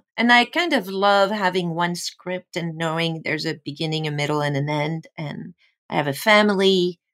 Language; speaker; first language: English; non-native, fluent; French